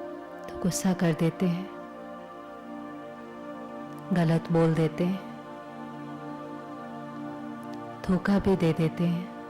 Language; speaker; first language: Hindi; native; Hindi